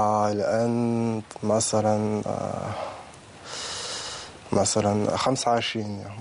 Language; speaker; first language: Arabic; non-native, learner; French